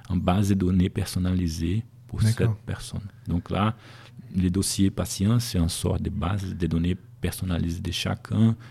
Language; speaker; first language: French; non-native, fluent; Portuguese